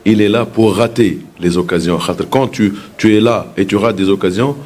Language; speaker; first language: French; non-native, local second language; Arabic